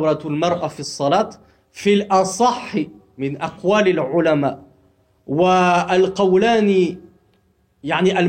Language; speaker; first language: Arabic; non-native, fluent; French